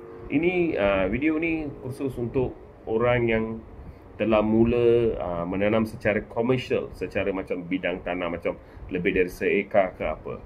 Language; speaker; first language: Malay; non-native, local second language; Tamil